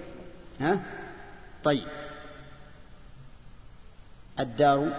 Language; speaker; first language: Arabic; native; Arabic